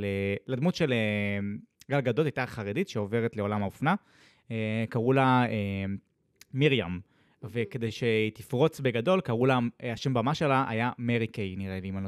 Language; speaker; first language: Hebrew; native; Hebrew